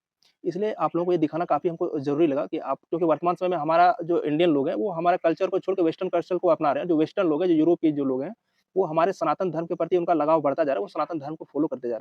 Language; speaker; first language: Hindi; native; Hindi